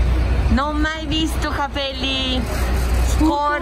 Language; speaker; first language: Italian; non-native, fluent; Japanese